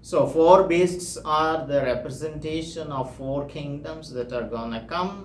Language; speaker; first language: English; non-native, local second language; Telugu